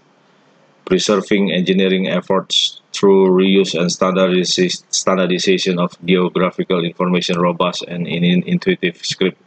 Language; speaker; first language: English; non-native, fluent; Indonesian